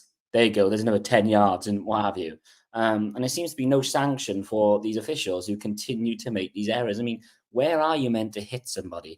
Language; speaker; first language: English; native; English